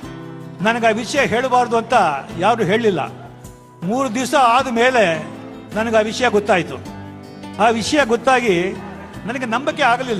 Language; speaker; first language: Kannada; non-native, local second language; Marathi